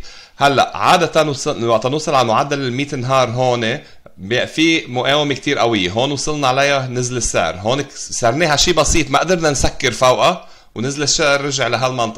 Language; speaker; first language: Arabic; native; Arabic